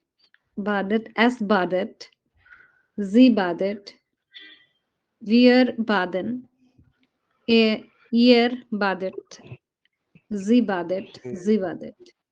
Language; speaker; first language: German; non-native, learner; Hindi